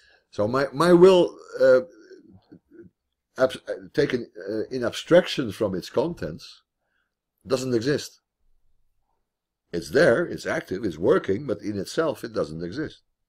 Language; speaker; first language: English; non-native, fluent; Dutch